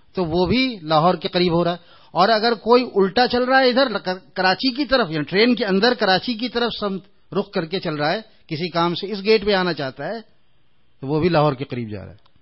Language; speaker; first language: Urdu; native; Urdu